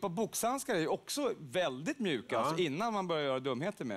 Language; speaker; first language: Swedish; native; Swedish